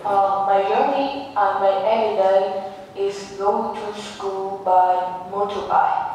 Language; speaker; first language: English; non-native, learner; Vietnamese